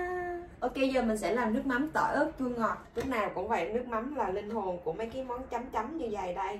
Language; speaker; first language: Vietnamese; native; Vietnamese